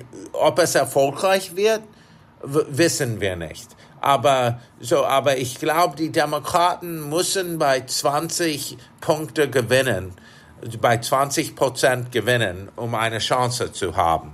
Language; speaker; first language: German; non-native, fluent; English